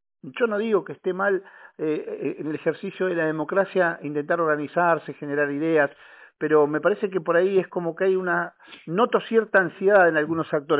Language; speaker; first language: Spanish; native; Spanish